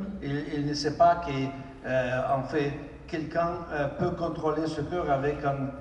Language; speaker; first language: French; non-native, fluent; Russian